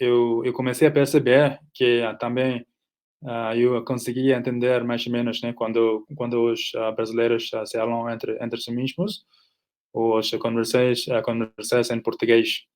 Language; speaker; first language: Portuguese; non-native, fluent; Nepali